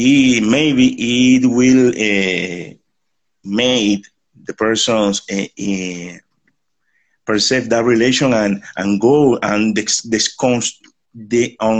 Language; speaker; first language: English; non-native, learner; Spanish